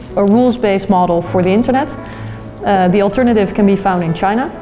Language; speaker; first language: English; non-native, fluent; Dutch